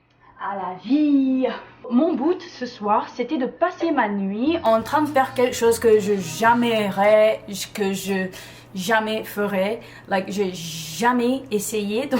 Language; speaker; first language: French; non-native, fluent; English